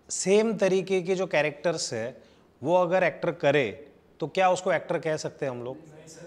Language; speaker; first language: Hindi; native; Hindi